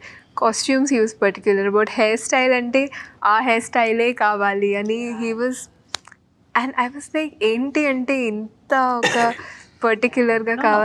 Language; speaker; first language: Telugu; non-native, fluent; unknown